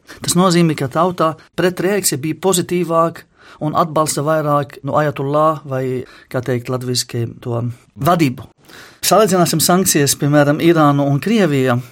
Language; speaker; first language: Latvian; non-native, fluent; Arabic